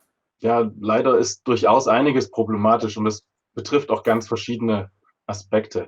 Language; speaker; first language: German; native; German